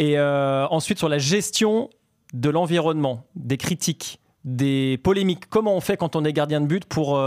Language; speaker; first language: French; native; French